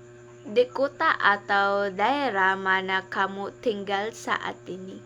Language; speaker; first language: Indonesian; non-native, learner; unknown